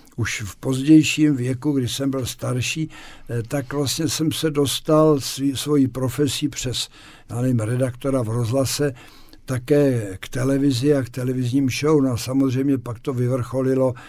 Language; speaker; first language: Czech; native; Czech